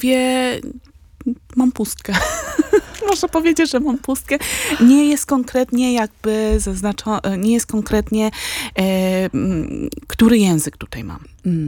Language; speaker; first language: Polish; non-native, local second language; Vietnamese